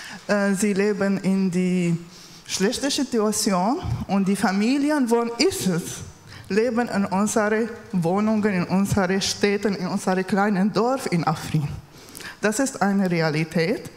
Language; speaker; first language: German; non-native, learner; Kurdish